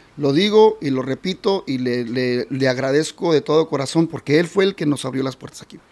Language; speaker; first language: Spanish; early bilingual, heritage; Spanish